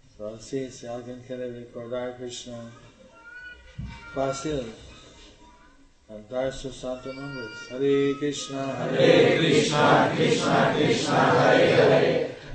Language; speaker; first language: Spanish; non-native, learner; English